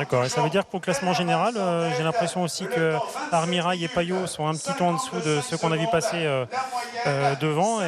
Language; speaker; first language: French; native; French